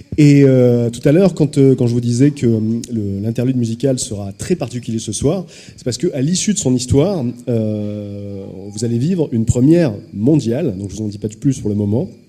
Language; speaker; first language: French; native; French